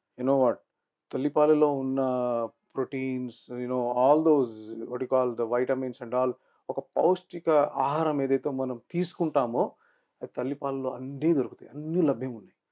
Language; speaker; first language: Telugu; non-native, local second language; Urdu